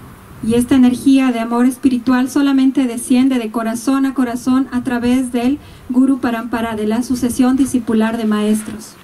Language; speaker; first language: Spanish; native; Spanish